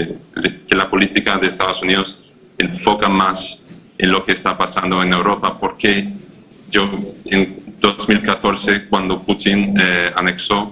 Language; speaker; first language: Spanish; non-native, fluent; English